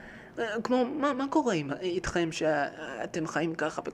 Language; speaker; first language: Hebrew; early bilingual, heritage; Hebrew